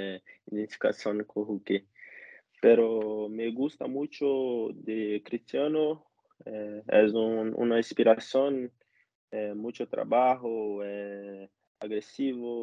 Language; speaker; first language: Spanish; non-native, learner; Portuguese